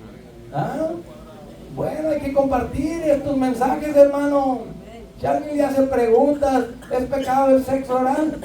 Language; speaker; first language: Spanish; native; Spanish